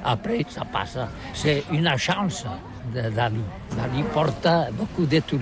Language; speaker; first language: French; non-native, learner; Catalan